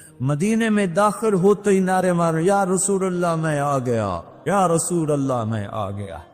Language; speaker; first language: Urdu; non-native, local second language; Punjabi